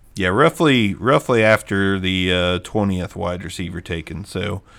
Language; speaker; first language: English; native; English